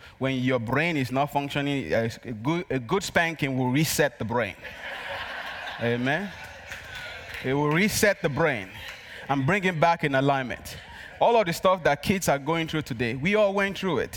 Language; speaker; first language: English; non-native, local second language; Yoruba